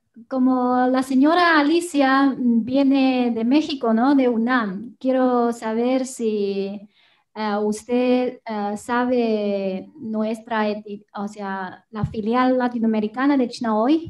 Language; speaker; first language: Spanish; non-native, fluent; Chinese